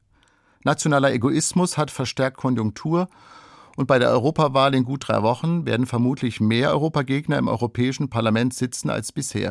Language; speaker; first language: German; native; German